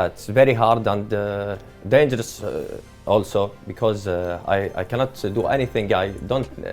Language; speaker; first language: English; non-native, learner; Arabic